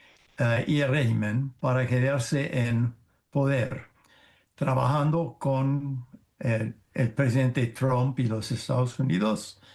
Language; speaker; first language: Spanish; non-native, fluent; English